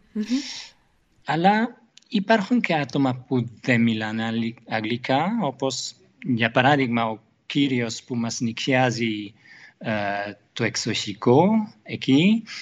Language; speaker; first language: Greek; non-native, fluent; German